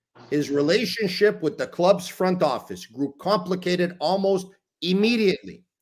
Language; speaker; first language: English; native; English